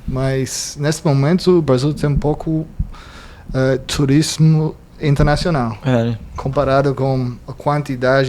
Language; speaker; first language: Portuguese; non-native, fluent; English